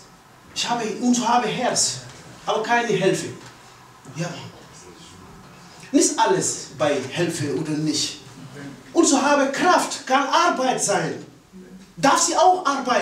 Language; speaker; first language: German; non-native, learner; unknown